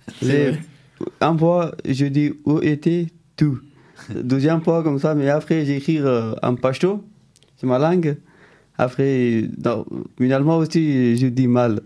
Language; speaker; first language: French; non-native, learner; Pashto